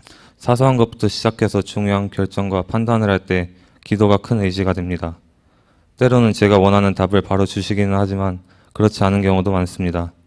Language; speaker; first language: Korean; native; Korean